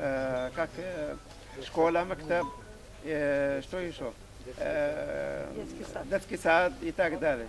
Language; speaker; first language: Russian; non-native, fluent; Arabic